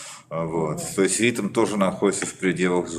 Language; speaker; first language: Russian; native; Russian